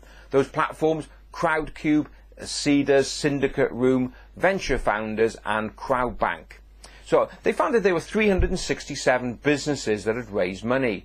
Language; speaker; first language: English; native; English